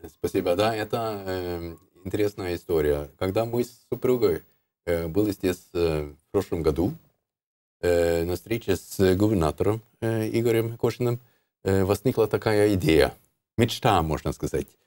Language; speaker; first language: Russian; non-native, fluent; Norwegian